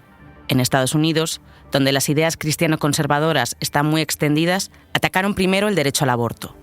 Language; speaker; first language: Spanish; native; Spanish